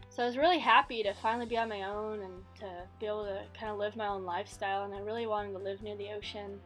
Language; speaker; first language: English; native; English